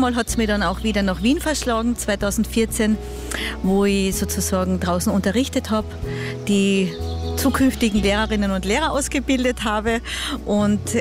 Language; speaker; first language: German; native; German